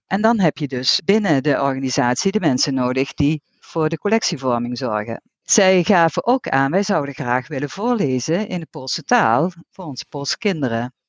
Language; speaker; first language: Dutch; native; Dutch